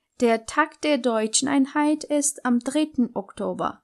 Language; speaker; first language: German; non-native, fluent; Turkish